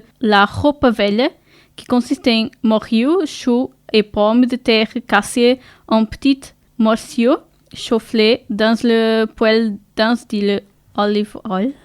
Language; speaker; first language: French; non-native, learner; Portuguese